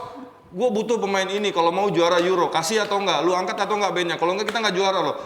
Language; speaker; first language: Indonesian; native; Indonesian